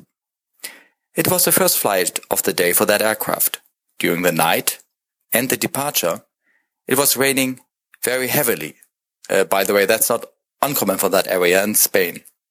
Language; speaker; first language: English; non-native, fluent; German